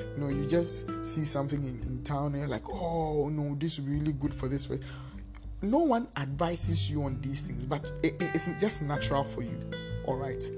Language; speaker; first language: English; non-native, local second language; Akan